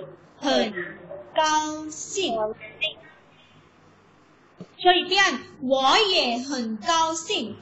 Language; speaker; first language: Chinese; non-native, learner; Thai